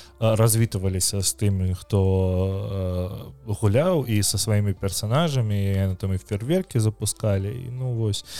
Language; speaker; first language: Belarusian; non-native, local second language; Russian